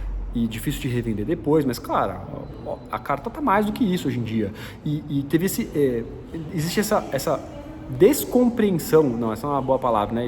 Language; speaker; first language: Portuguese; native; Portuguese